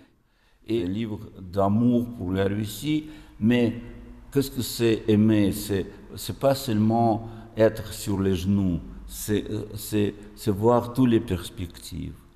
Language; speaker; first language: French; non-native, fluent; Russian